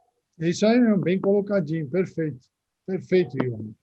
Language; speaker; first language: Portuguese; native; Portuguese